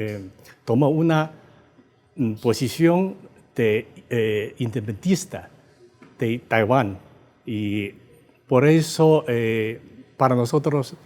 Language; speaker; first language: Spanish; non-native, fluent; Chinese